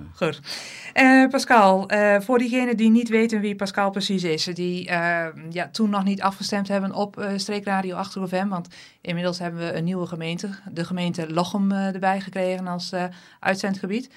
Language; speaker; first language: Dutch; native; Dutch